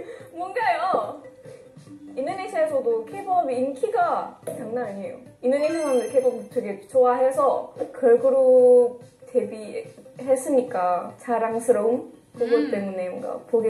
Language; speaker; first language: Korean; non-native, fluent; Indonesian